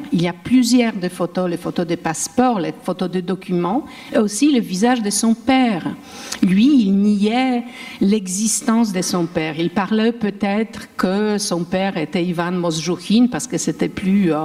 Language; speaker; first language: French; non-native, fluent; Polish